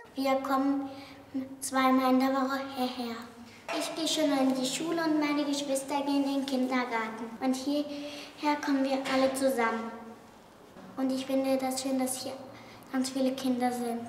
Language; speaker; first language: German; early bilingual, other home language; Arabic